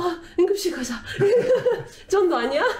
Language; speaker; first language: Korean; non-native, fluent; Russian